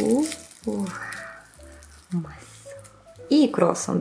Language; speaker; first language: Japanese; non-native, fluent; Russian